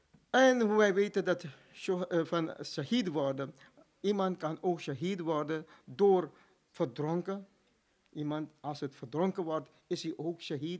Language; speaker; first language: Dutch; non-native, fluent; Urdu